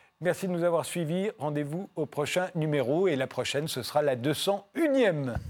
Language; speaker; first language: French; native; French